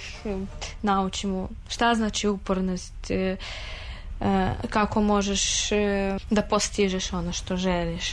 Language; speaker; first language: Serbian; non-native, fluent; Russian